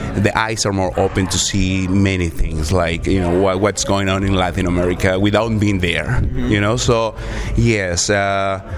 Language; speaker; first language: English; non-native, learner; Spanish